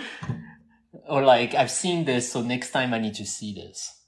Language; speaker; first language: English; non-native, fluent; French